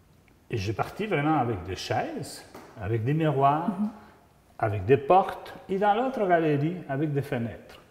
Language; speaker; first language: French; non-native, fluent; Spanish